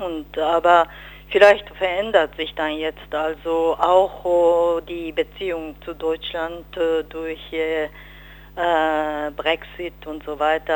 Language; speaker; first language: German; non-native, fluent; Japanese